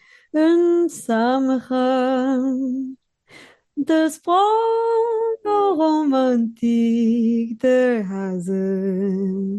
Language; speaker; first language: English; non-native, fluent; Spanish